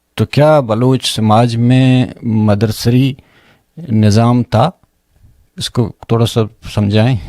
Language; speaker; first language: Urdu; non-native, local second language; Baluchi